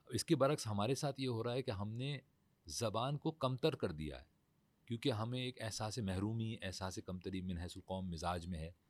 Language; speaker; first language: Urdu; native; Urdu